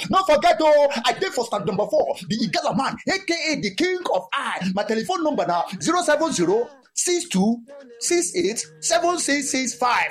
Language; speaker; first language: Nigerian Pidgin; non-native, local second language; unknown